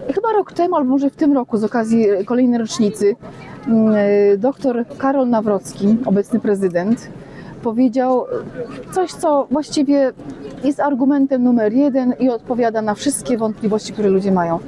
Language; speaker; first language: Polish; native; Polish